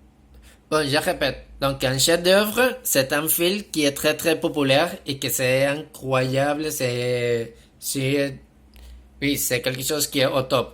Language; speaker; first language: French; non-native, fluent; Spanish